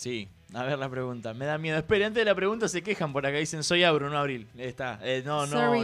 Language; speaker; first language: Spanish; native; Spanish